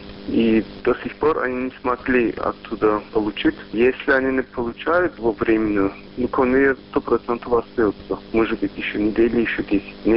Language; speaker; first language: Russian; non-native, learner; Turkish